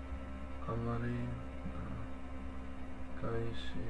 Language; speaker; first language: Japanese; non-native, learner; English